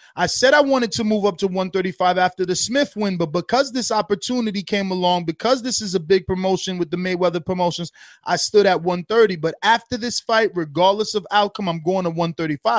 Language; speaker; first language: English; native; English